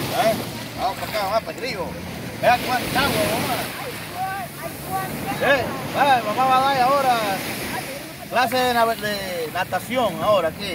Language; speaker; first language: Spanish; native; Spanish